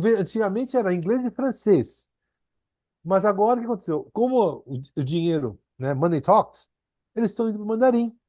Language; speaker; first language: Portuguese; early bilingual, other home language; Korean